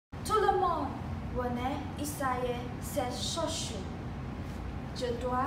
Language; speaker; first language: French; non-native, learner; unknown